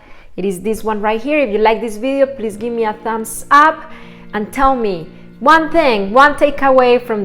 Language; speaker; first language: English; non-native, fluent; Spanish